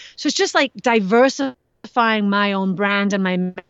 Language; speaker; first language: English; native; English